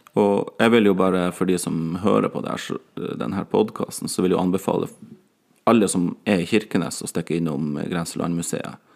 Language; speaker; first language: Norwegian; native; Norwegian